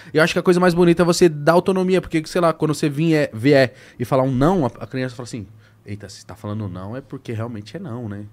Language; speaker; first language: Portuguese; native; Portuguese